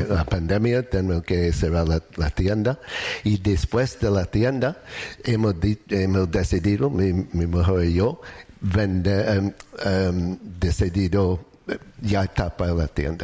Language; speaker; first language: Spanish; non-native, learner; English